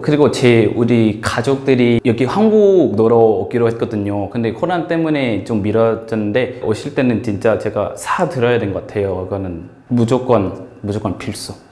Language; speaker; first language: Korean; non-native, fluent; Lao